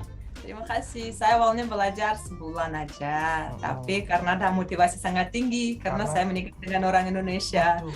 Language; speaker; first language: Indonesian; non-native, fluent; Russian